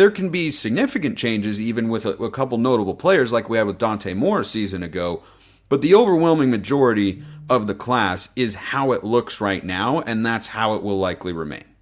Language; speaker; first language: English; native; English